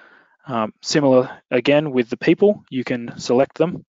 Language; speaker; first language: English; native; English